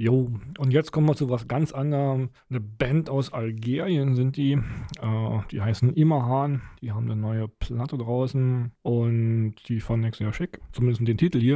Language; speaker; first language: German; native; German